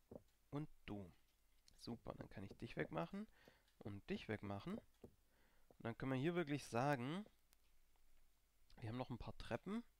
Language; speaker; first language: German; native; German